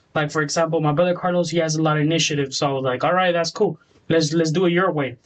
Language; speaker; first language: English; early bilingual, other home language; Spanish